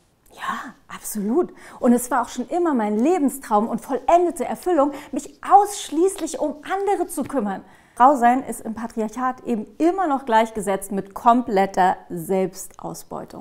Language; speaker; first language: German; native; German